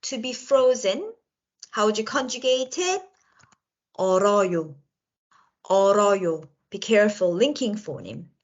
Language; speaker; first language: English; non-native, local second language; Korean